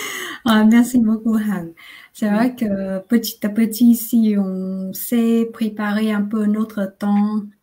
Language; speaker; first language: French; non-native, fluent; Vietnamese